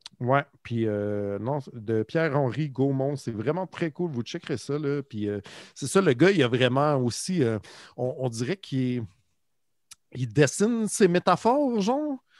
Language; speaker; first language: French; native; French